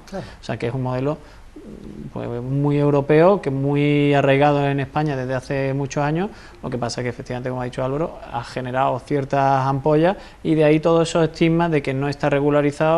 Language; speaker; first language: Spanish; native; Spanish